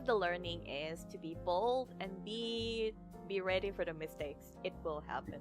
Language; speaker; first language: English; non-native, fluent; Thai